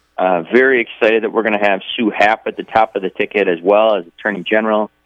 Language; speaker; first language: English; native; English